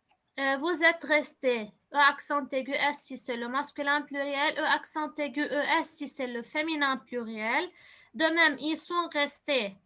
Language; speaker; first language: French; non-native, local second language; Arabic